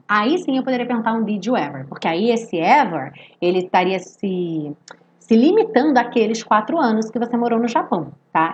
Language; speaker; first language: Portuguese; native; Portuguese